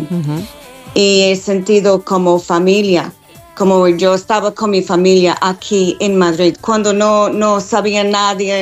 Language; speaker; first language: Spanish; non-native, fluent; English